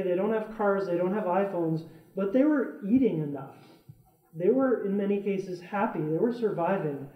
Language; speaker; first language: English; native; English